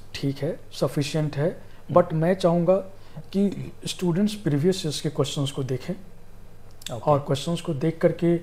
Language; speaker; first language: Hindi; native; Hindi